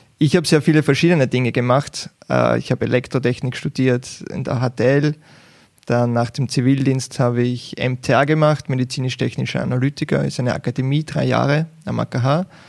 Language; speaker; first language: German; native; German